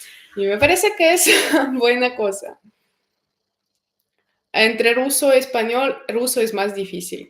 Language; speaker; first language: Spanish; non-native, fluent; Russian